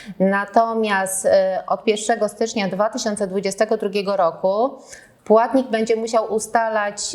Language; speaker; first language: Polish; native; Polish